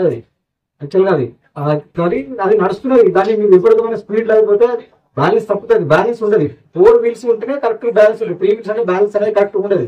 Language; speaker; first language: Telugu; native; Telugu